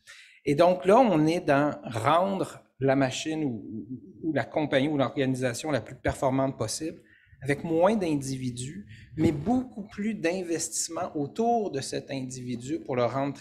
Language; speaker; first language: French; native; French